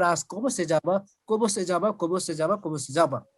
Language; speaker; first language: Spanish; non-native, fluent; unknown